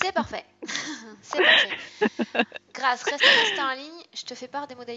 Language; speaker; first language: French; native; French